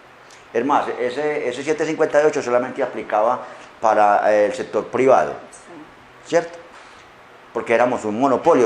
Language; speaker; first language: Spanish; native; Spanish